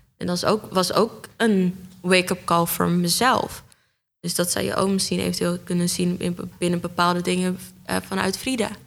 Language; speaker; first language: Dutch; native; Dutch